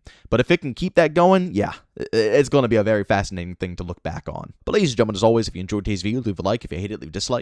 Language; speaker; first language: English; native; English